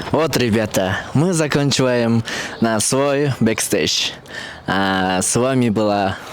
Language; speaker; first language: Russian; non-native, local second language; Kyrgyz